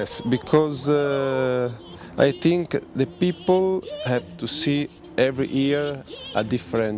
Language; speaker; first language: English; non-native, learner; Spanish